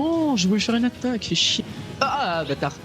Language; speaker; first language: French; native; French